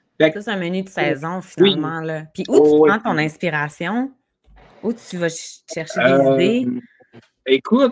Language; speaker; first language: French; native; French